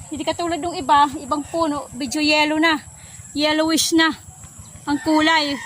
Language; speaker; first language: Filipino; non-native, local second language; Waray